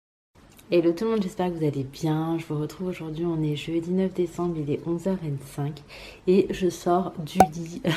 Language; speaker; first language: French; native; French